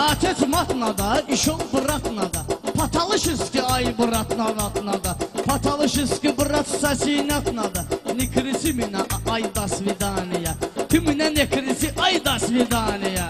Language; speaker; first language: Russian; non-native, learner; Talysh